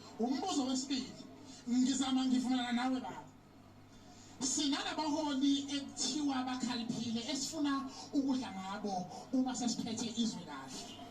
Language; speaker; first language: Zulu; native; Zulu